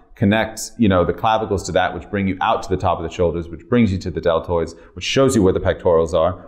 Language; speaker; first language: English; native; English